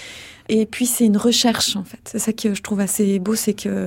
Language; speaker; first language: French; native; French